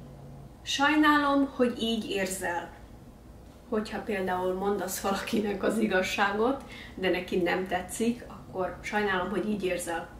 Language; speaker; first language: Hungarian; early bilingual, heritage; English